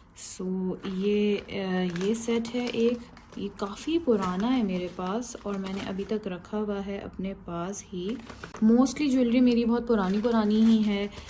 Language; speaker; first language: Urdu; native; Urdu